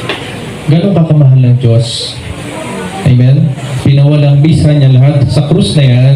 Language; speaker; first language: Filipino; native; Filipino